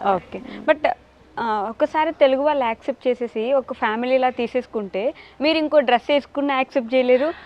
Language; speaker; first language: Telugu; native; Telugu